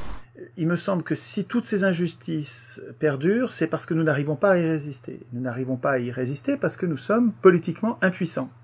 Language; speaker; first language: French; native; French